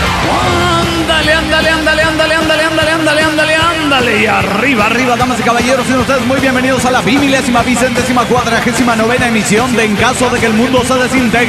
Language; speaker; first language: Spanish; native; Spanish